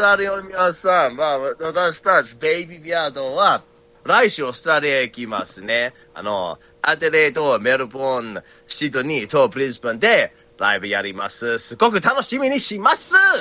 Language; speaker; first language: Japanese; non-native, learner; English